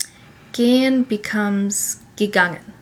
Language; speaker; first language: German; non-native, learner; English